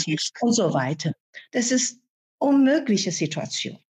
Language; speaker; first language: German; non-native, fluent; Chinese